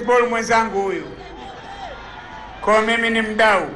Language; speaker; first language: Swahili; native; Swahili